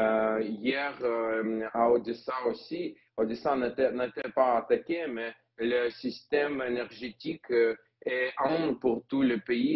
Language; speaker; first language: French; non-native, learner; Ukrainian